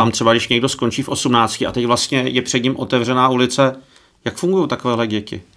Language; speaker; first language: Czech; native; Czech